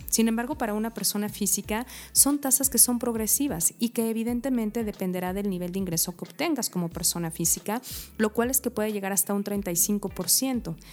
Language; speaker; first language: Spanish; native; Spanish